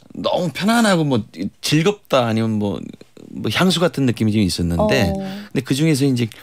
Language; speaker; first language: Korean; native; Korean